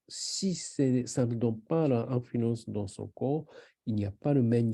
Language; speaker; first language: French; non-native, learner; Japanese